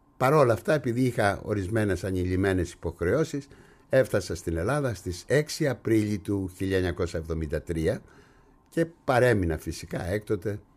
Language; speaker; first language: Greek; native; Greek